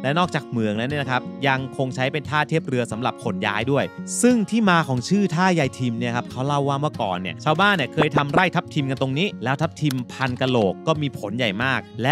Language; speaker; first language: Thai; native; Thai